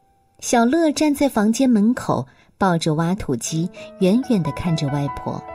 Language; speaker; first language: Chinese; native; Chinese